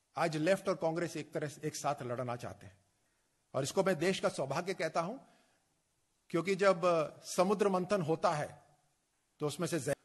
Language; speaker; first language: Hindi; native; Hindi